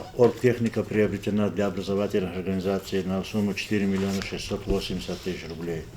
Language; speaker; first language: Russian; non-native, local second language; Lezghian